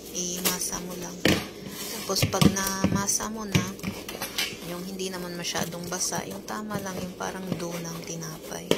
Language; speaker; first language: Filipino; non-native, local second language; Cebuano